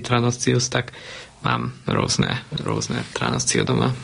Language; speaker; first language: Slovak; non-native, local second language; Hungarian